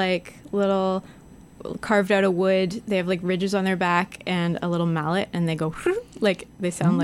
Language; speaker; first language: English; native; English